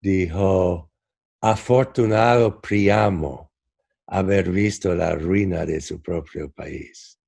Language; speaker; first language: Spanish; non-native, fluent; English